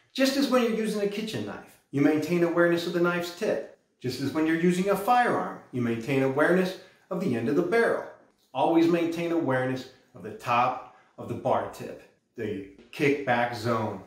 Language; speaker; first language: English; native; English